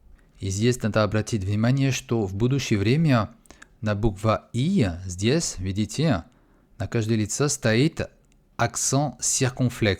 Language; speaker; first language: Russian; non-native, fluent; French